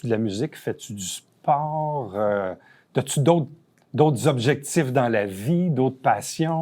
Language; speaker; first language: French; native; French